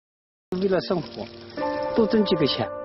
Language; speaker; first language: Chinese; native; Chinese